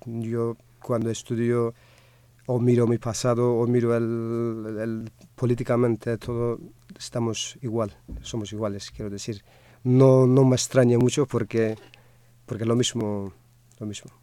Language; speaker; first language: Spanish; non-native, fluent; Kurdish